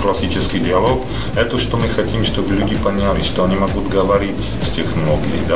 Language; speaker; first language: Russian; non-native, fluent; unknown